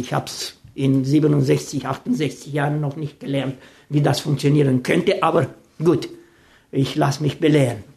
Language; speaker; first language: German; non-native, fluent; Romanian